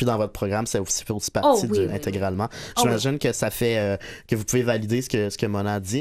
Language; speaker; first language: French; native; French